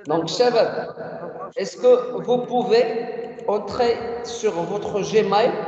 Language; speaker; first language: French; non-native, local second language; Arabic